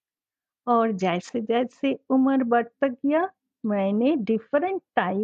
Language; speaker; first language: English; non-native, local second language; Bangla